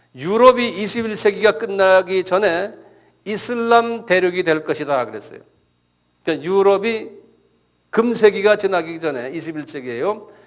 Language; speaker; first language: Korean; native; Korean